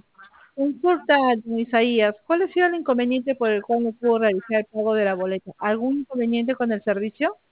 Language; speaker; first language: Spanish; native; Spanish